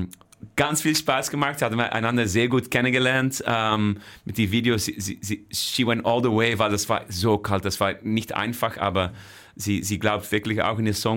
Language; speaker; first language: German; non-native, fluent; Dutch